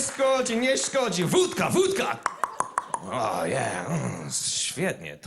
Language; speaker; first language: Polish; non-native, learner; English